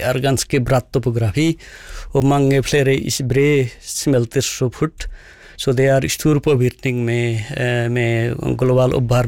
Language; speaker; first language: Norwegian; non-native, fluent; Nepali